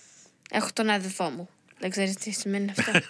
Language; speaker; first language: Greek; early bilingual, heritage; English